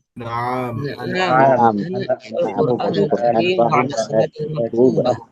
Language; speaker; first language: Arabic; non-native, learner; Indonesian